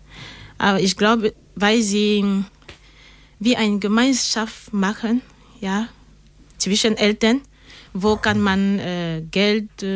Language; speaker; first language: German; non-native, learner; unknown